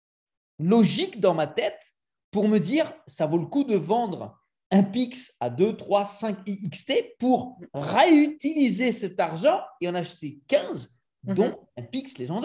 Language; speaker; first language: French; native; French